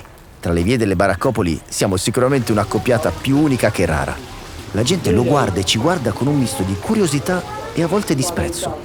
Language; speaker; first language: Italian; native; Italian